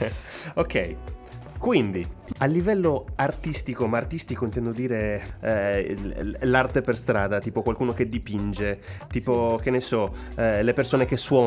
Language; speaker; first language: Italian; native; Italian